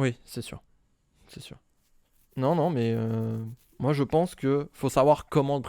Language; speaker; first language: French; native; French